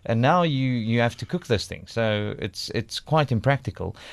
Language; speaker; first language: English; non-native, local second language; Afrikaans